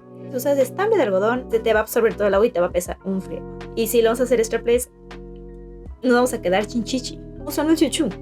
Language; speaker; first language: Spanish; native; Spanish